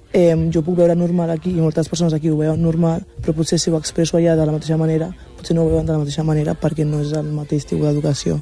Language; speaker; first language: Catalan; early bilingual, other home language; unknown